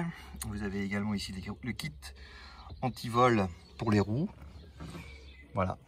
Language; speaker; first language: French; native; French